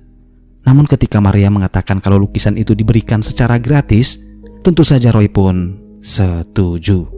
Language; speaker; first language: Indonesian; native; Indonesian